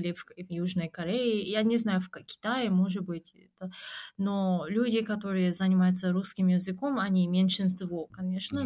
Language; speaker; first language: Russian; non-native, fluent; Japanese